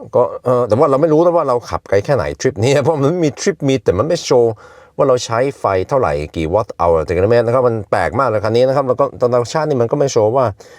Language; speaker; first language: Thai; non-native, fluent; Norwegian